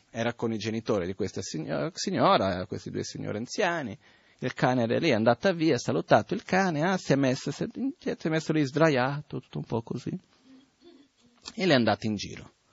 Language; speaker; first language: Italian; non-native, fluent; Portuguese